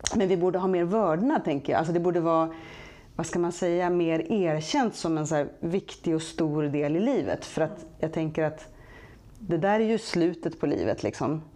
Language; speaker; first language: Swedish; native; Swedish